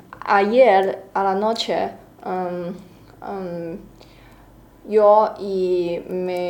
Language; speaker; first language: Spanish; non-native, learner; Chinese